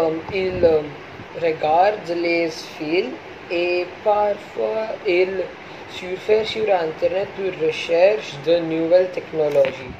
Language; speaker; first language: French; non-native, learner; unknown